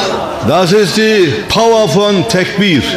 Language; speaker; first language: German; non-native, fluent; Turkish